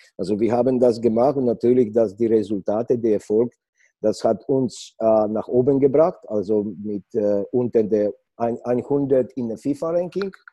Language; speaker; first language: German; non-native, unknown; Polish